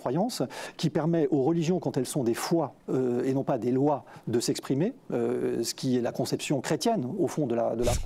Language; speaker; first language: French; native; French